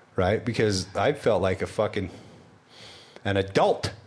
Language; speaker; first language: English; native; English